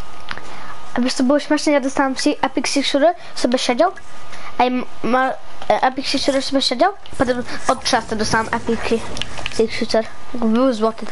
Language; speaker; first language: Polish; early bilingual, heritage; Polish